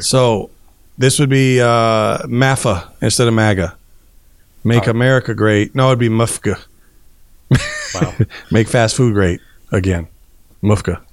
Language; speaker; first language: English; native; English